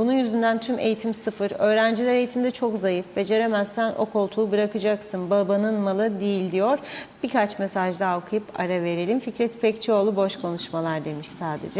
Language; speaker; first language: Turkish; native; Turkish